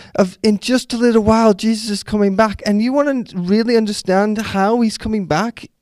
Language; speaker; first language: English; native; English